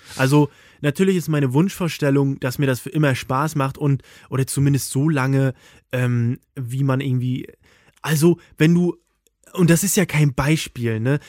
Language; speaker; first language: German; native; German